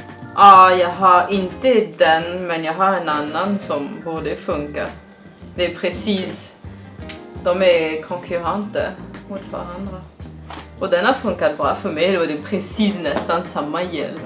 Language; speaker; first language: Swedish; non-native, fluent; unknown